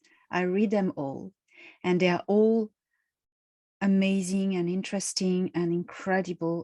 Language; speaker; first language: English; non-native, fluent; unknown